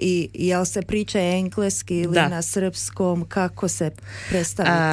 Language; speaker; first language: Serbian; early bilingual, heritage; Serbian